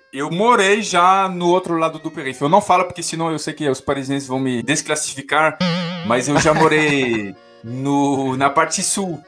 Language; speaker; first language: Portuguese; non-native, fluent; French